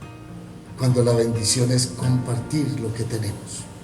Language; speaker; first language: Spanish; native; Spanish